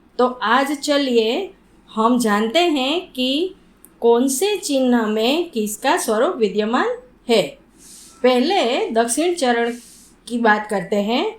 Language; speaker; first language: Hindi; non-native, local second language; Gujarati